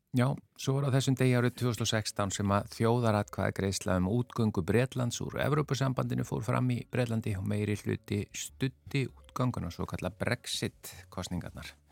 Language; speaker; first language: Icelandic; native; Icelandic